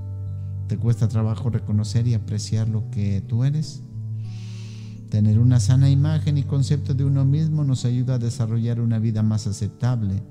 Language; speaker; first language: Spanish; native; Spanish